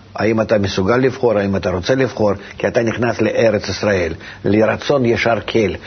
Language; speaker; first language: Hebrew; non-native, fluent; Russian